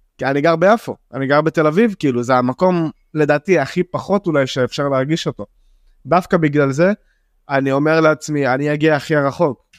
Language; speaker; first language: Hebrew; non-native, local second language; Arabic